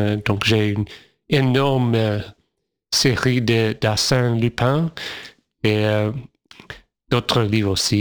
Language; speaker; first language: French; non-native, fluent; English